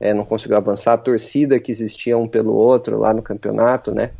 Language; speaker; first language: Portuguese; native; Portuguese